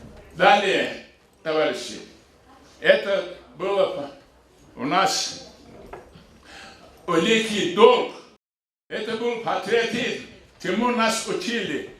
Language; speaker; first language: Russian; non-native, local second language; Avaric